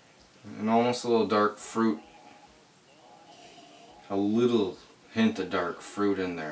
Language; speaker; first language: English; native; English